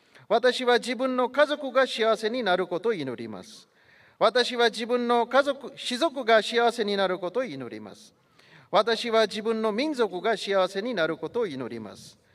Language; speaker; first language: Japanese; non-native, fluent; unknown